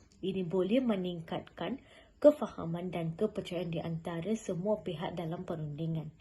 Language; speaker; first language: Malay; non-native, local second language; Tamil